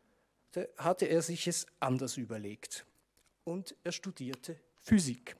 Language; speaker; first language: German; native; German